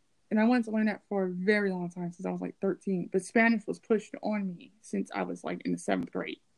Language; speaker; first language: English; native; English